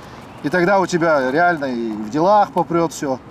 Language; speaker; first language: Russian; native; Russian